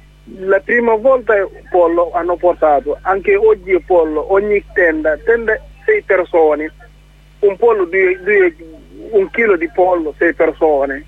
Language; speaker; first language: Italian; non-native, learner; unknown